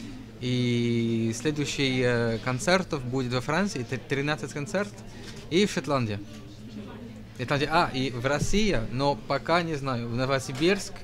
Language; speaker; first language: Russian; non-native, learner; French